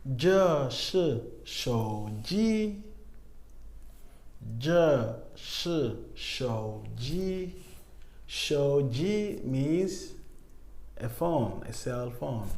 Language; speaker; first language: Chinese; non-native, learner; English